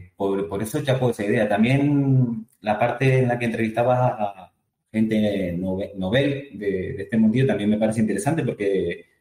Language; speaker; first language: Spanish; native; Spanish